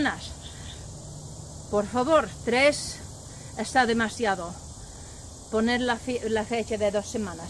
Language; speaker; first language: Spanish; non-native, learner; English